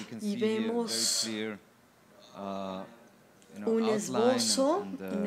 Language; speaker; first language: Spanish; non-native, learner; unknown